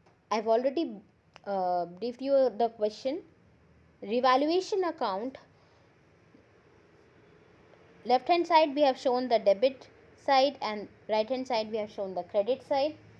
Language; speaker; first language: English; non-native, local second language; Hindi